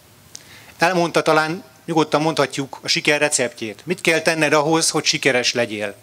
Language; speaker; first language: Hungarian; native; Hungarian